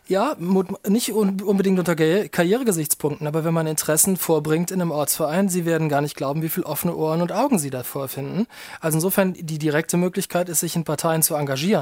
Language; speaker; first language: German; native; German